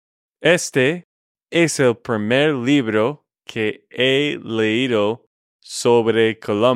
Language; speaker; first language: Spanish; non-native, fluent; English